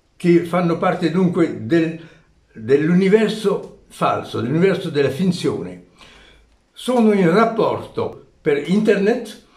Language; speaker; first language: Italian; early bilingual, heritage; Italian